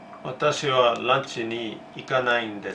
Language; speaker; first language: Japanese; non-native, learner; English